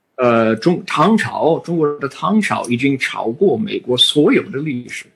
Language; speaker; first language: Chinese; non-native, fluent; English